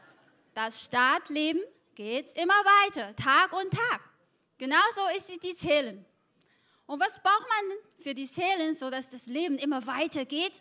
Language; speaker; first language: German; non-native, fluent; Chinese